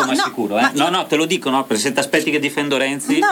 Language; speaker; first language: Italian; native; Italian